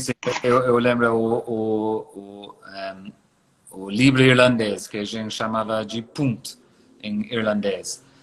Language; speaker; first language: Portuguese; non-native, fluent; English